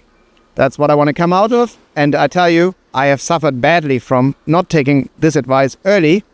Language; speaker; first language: English; non-native, fluent; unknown